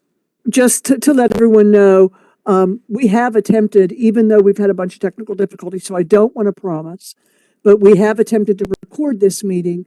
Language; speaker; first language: English; native; English